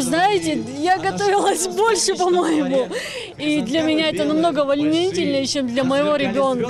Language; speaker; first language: Russian; native; Russian